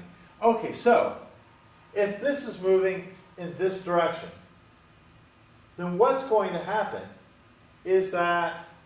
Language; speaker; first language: English; native; English